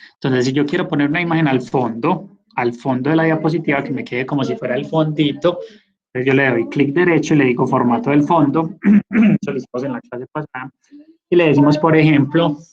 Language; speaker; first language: Spanish; native; Spanish